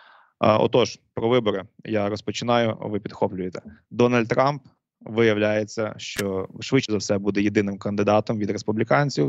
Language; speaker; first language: Ukrainian; native; Ukrainian